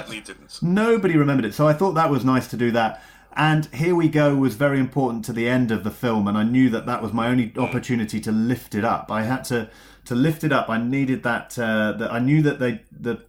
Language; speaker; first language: English; native; English